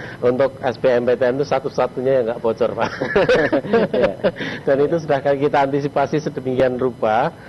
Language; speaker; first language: Indonesian; native; Indonesian